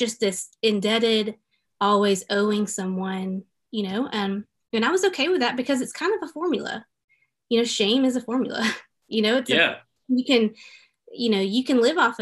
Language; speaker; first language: English; native; English